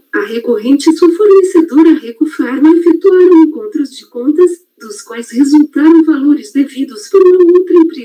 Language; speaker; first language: Portuguese; native; Portuguese